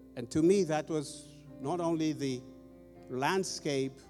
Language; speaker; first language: English; non-native, fluent; Amharic